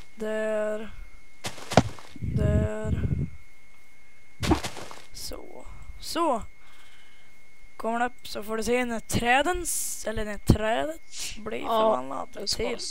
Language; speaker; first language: Swedish; native; Swedish